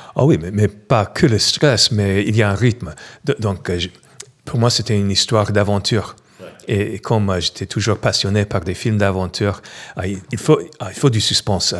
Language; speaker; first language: French; non-native, fluent; English